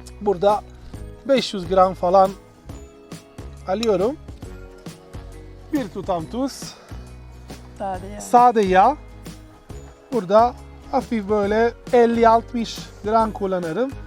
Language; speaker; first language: Turkish; non-native, learner; Italian